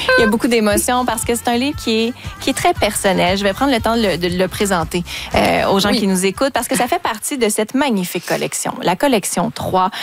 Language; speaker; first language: French; native; French